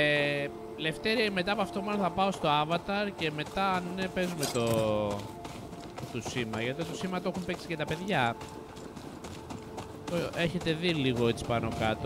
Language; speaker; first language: Greek; native; Greek